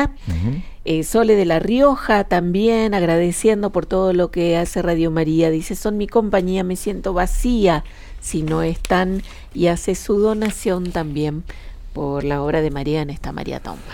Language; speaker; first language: Spanish; native; Spanish